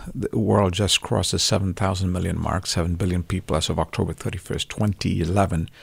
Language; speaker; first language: English; non-native, local second language; Tamil